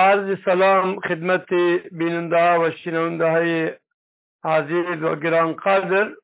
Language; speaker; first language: Persian; native; Persian